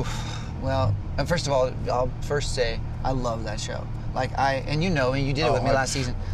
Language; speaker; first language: English; native; English